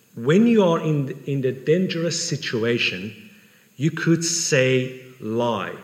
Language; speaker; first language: English; non-native, fluent; Persian